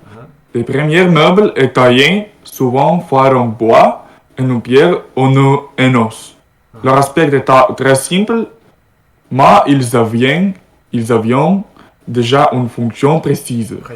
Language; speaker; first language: French; non-native, learner; Russian